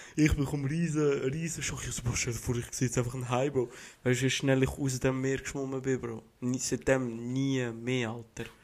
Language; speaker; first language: German; early bilingual, other home language; Albanian